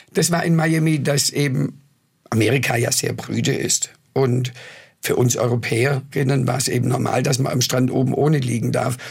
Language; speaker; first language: German; native; German